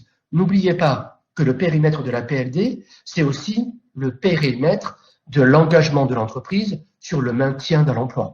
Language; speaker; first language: French; native; French